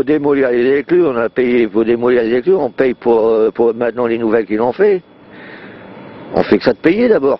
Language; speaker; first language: French; native; French